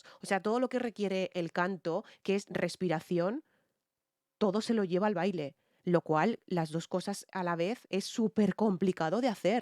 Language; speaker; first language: Spanish; native; Spanish